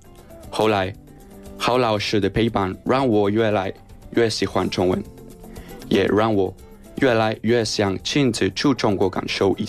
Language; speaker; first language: Chinese; non-native, learner; Spanish